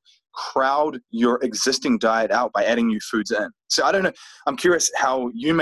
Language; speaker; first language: English; native; English